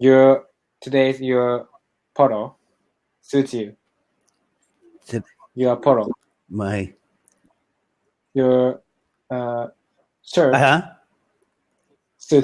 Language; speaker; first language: English; non-native, learner; Japanese